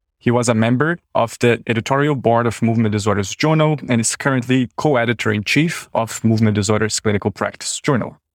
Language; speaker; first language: English; non-native, fluent; Portuguese